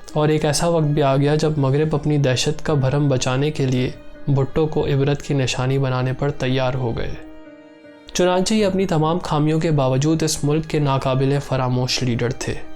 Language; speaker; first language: Urdu; native; Urdu